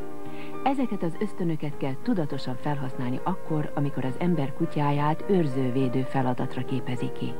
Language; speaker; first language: Hungarian; native; Hungarian